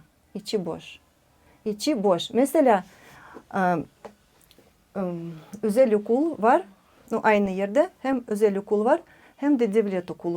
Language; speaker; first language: Turkish; non-native, learner; Russian